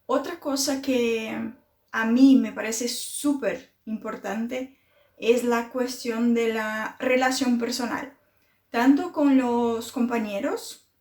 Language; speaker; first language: Spanish; non-native, fluent; Portuguese